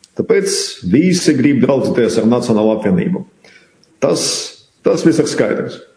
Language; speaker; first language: Latvian; non-native, local second language; Russian